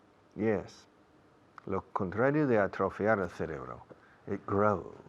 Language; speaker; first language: Spanish; non-native, fluent; English